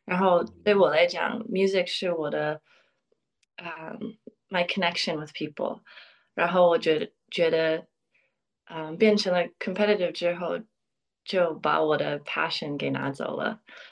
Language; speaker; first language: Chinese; early bilingual, other home language; English